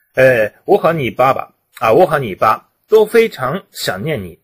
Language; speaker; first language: Chinese; non-native, fluent; Japanese